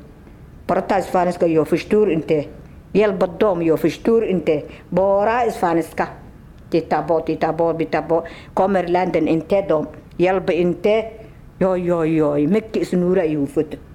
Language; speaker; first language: Swedish; non-native, learner; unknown